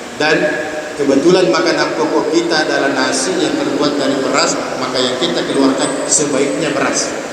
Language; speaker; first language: Malay; non-native, local second language; Buginese